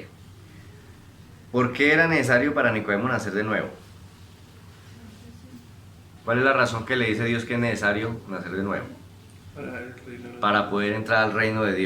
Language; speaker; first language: Spanish; native; Spanish